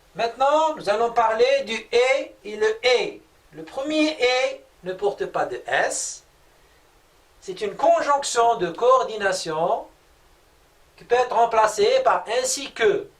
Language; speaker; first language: French; non-native, local second language; Arabic